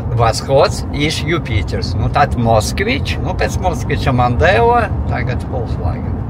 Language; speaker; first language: Latvian; native; Latvian